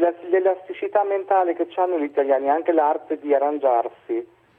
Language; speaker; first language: Italian; non-native, fluent; German